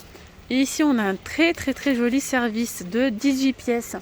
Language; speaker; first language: French; native; French